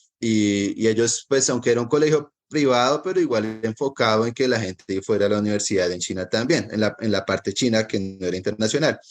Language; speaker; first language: Spanish; native; Spanish